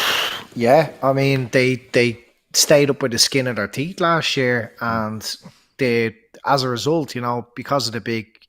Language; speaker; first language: English; native; English